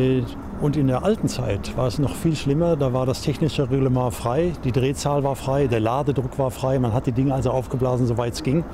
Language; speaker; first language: German; native; German